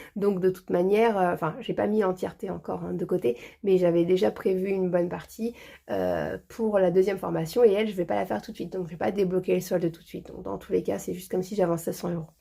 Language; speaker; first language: French; early bilingual, other home language; Portuguese